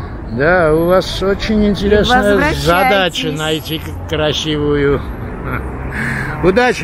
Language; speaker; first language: Russian; non-native, fluent; Armenian